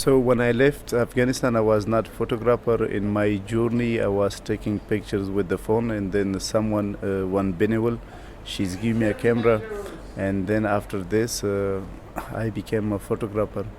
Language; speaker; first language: English; non-native, learner; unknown